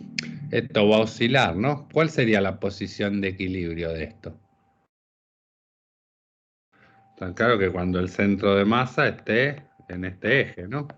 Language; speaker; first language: Spanish; native; Spanish